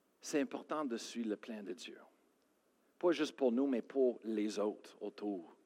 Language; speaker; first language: French; non-native, fluent; English